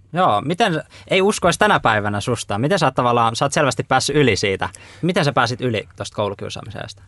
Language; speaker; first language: Finnish; native; Finnish